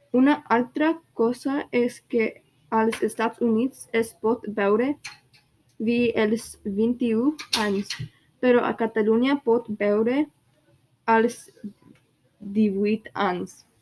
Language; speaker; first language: Catalan; non-native, learner; English